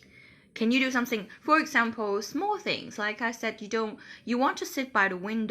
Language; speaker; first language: English; non-native, fluent; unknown